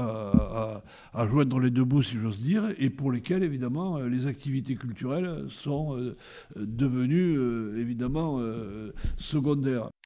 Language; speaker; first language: French; native; French